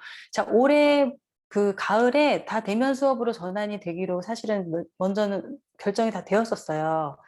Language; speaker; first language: Korean; native; Korean